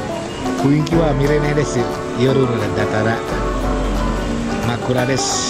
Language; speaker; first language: Japanese; non-native, learner; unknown